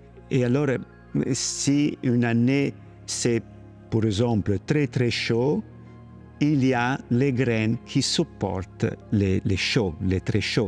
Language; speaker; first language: French; non-native, learner; Italian